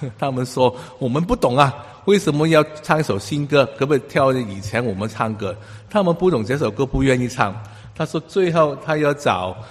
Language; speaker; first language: Chinese; non-native, local second language; Cantonese